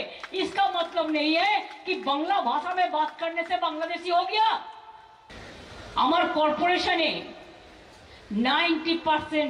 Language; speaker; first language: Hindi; non-native, local second language; Bangla